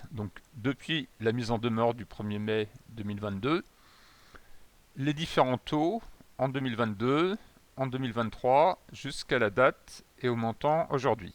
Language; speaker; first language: French; native; French